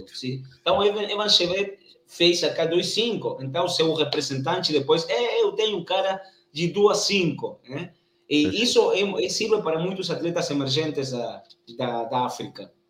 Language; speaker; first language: Portuguese; non-native, learner; Spanish